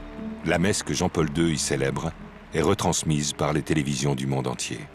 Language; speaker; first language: French; native; French